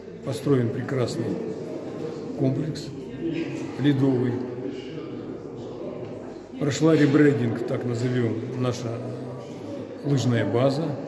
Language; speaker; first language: Russian; native; Russian